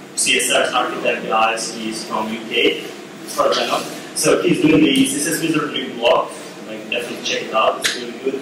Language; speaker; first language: English; non-native, fluent; Ukrainian